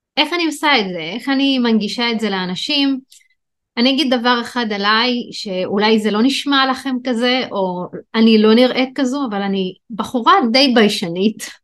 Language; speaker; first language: Hebrew; non-native, local second language; Arabic